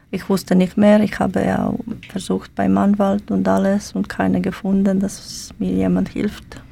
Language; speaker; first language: German; non-native, learner; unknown